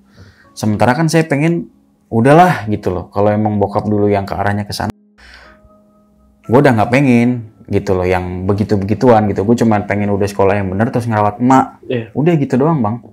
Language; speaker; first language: Indonesian; native; Indonesian